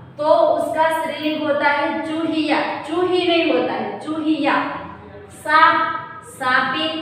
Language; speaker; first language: Hindi; non-native, local second language; Gujarati